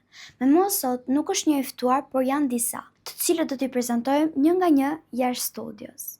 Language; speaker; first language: Albanian; native; Albanian